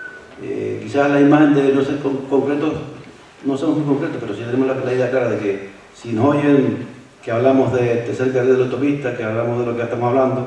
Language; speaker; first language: Spanish; native; Spanish